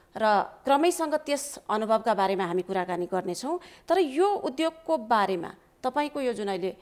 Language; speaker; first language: Nepali; native; Nepali